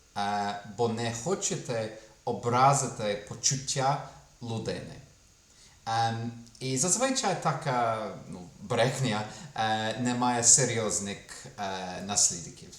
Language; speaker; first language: Ukrainian; non-native, fluent; English